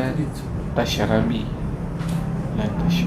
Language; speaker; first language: Arabic; non-native, learner; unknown